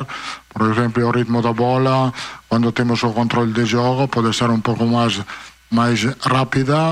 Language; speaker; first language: Portuguese; non-native, fluent; Italian